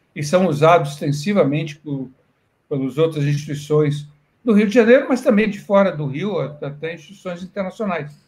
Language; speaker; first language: Portuguese; native; Portuguese